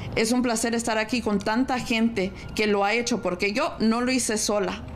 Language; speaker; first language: Spanish; early bilingual, heritage; Spanish